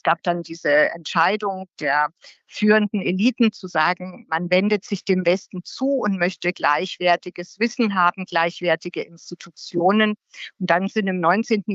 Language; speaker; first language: German; native; German